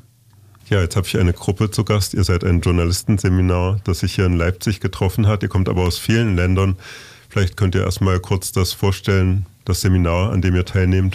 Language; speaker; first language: German; native; German